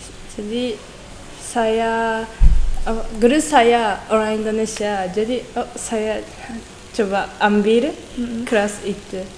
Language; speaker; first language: Indonesian; non-native, learner; Japanese